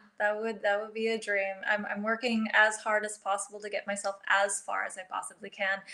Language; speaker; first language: English; early bilingual, other home language; Filipino